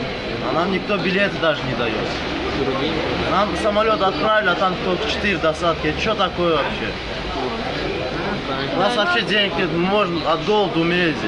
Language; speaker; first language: Russian; non-native, local second language; Turkmen